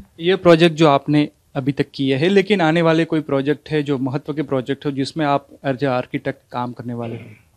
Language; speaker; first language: Hindi; non-native, local second language; Gujarati